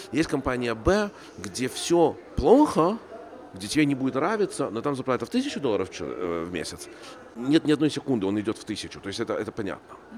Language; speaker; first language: Russian; native; Russian